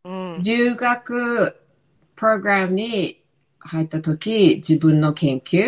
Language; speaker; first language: Japanese; non-native, fluent; English